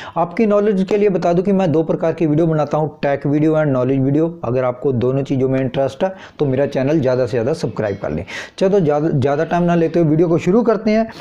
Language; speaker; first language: Hindi; non-native, local second language; Punjabi